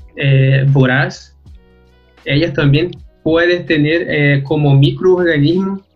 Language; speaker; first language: Spanish; non-native, learner; Portuguese